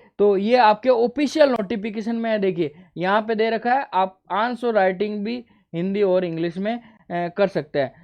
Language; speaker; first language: Hindi; native; Hindi